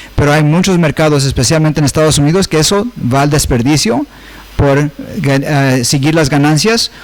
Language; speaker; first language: Spanish; early bilingual, heritage; Spanish